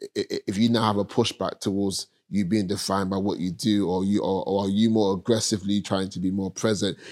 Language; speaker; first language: English; native; English